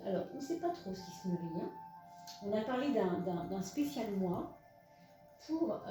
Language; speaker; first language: French; native; French